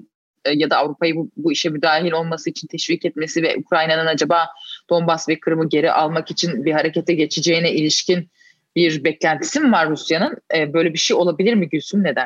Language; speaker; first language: Turkish; native; Turkish